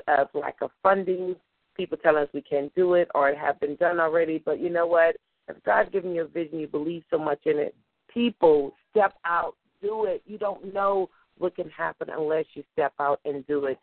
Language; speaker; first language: English; native; English